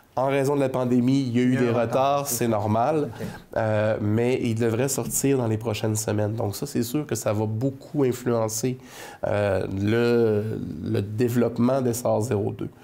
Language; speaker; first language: French; native; French